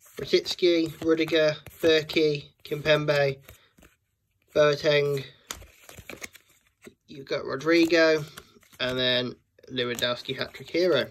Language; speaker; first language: English; native; English